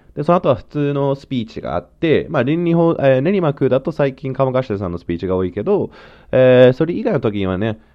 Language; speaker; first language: Japanese; non-native, fluent; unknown